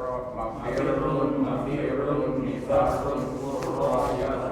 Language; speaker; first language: Arabic; non-native, learner; Indonesian